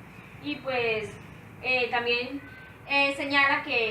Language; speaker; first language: Spanish; native; Spanish